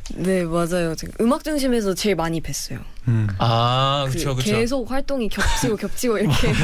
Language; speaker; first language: Korean; native; Korean